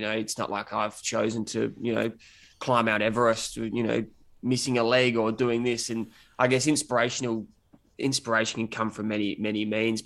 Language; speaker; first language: English; native; English